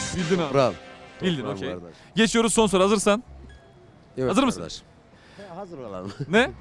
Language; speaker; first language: Turkish; native; Turkish